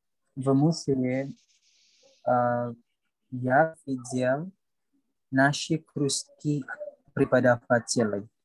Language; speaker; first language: Russian; non-native, learner; Indonesian